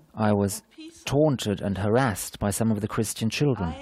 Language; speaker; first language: English; non-native, fluent; German